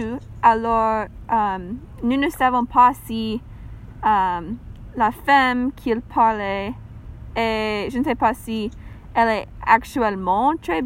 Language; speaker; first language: French; non-native, learner; English